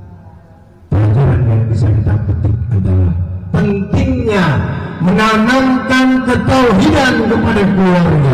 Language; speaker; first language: Indonesian; native; Indonesian